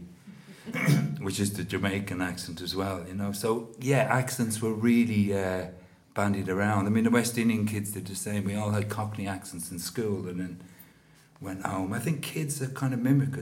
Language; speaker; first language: English; native; English